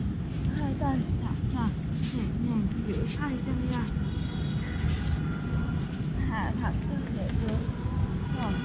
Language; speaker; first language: Vietnamese; native; Vietnamese